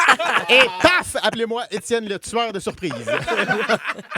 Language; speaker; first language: French; native; French